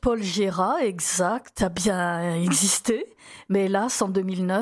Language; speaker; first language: French; native; French